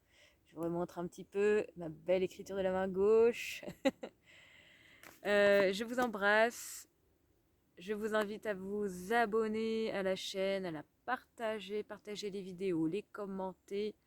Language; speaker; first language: French; native; French